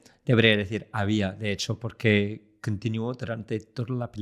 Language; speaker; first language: Spanish; non-native, fluent; English